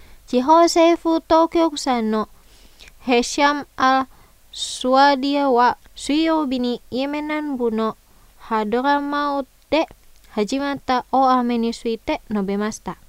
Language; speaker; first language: Japanese; non-native, fluent; Indonesian